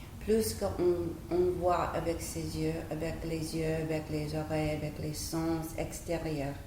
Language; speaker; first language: French; non-native, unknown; English